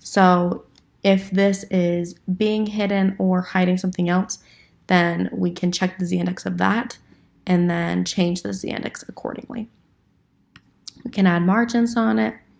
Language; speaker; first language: English; native; English